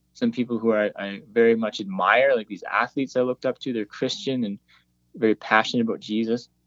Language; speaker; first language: English; native; English